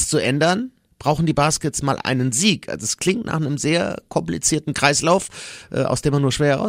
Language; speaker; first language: German; native; German